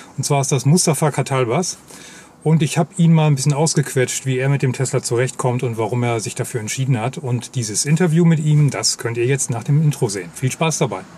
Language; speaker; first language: German; native; German